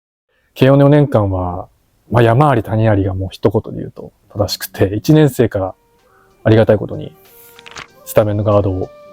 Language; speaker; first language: Japanese; native; Japanese